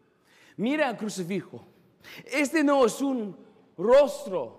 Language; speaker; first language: Spanish; non-native, fluent; English